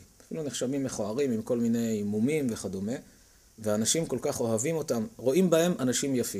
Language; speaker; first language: Hebrew; native; Hebrew